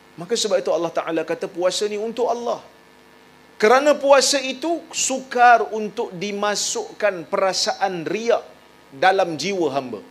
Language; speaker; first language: Malay; native; Malay